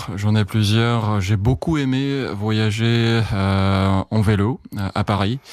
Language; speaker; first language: French; non-native, fluent; Czech